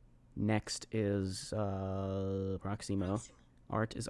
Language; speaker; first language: Spanish; non-native, learner; English